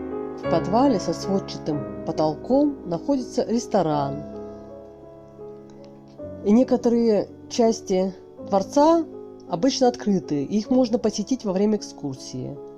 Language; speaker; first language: Russian; native; Russian